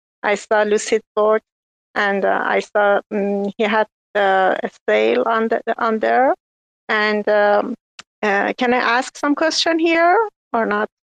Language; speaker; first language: English; non-native, learner; Persian